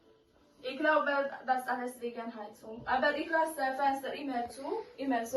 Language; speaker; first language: German; non-native, learner; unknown